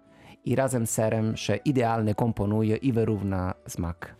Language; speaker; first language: Polish; non-native, fluent; Italian